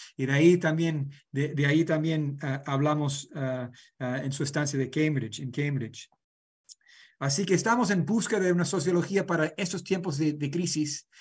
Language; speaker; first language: Spanish; non-native, fluent; English